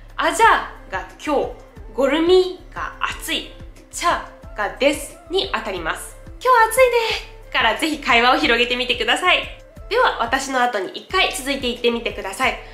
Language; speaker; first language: Japanese; native; Japanese